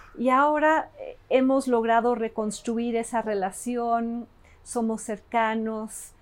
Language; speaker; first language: Spanish; early bilingual, other home language; English